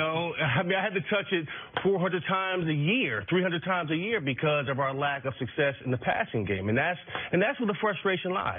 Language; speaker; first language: English; native; English